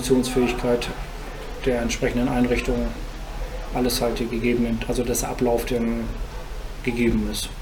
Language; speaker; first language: German; native; German